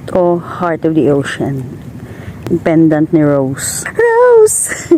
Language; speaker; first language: Filipino; non-native, local second language; Cebuano